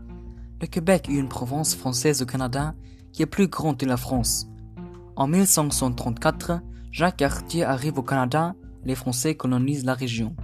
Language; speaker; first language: French; non-native, learner; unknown